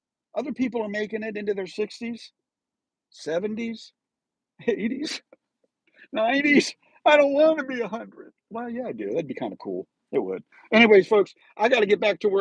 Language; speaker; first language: English; native; English